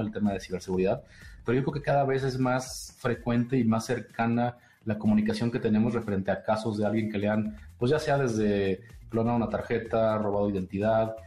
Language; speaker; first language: Spanish; native; Spanish